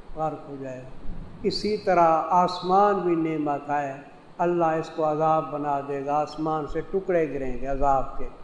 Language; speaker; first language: Urdu; non-native, local second language; Saraiki